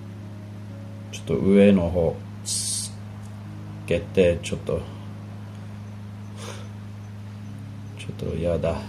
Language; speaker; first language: Japanese; non-native, learner; English